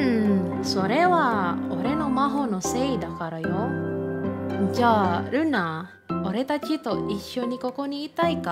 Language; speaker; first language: Japanese; non-native, learner; Indonesian